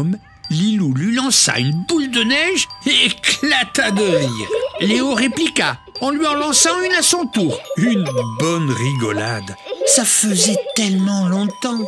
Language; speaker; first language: French; native; French